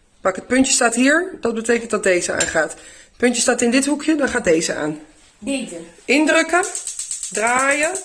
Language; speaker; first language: Dutch; early bilingual, other home language; Turkish